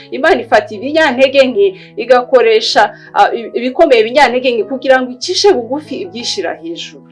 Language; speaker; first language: Kinyarwanda; early bilingual, heritage; Kinyarwanda